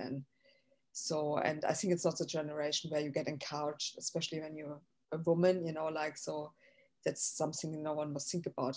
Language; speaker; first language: English; non-native, fluent; German